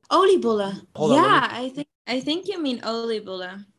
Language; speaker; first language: English; non-native, fluent; Dutch